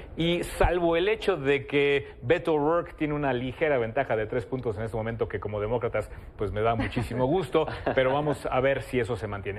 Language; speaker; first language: Spanish; native; Spanish